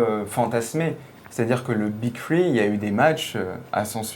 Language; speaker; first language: French; native; French